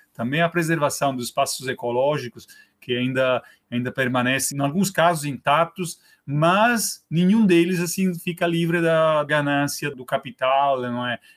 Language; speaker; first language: Portuguese; non-native, fluent; Italian